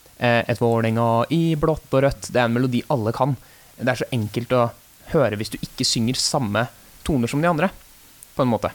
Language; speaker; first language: Norwegian; native; Norwegian